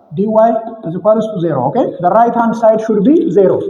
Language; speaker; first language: English; non-native, local second language; Amharic